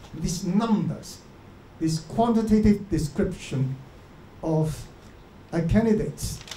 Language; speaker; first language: English; non-native, local second language; Cantonese